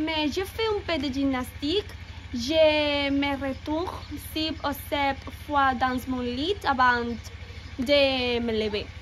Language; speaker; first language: French; non-native, learner; Spanish